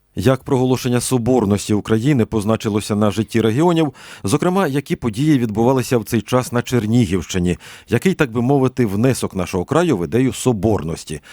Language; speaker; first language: Ukrainian; native; Ukrainian